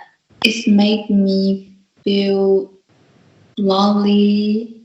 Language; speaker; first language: English; non-native, learner; Vietnamese